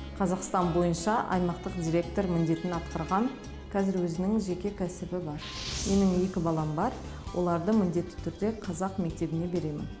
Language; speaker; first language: Kazakh; non-native, local second language; Turkish